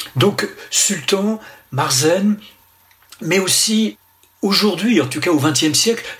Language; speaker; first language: French; native; French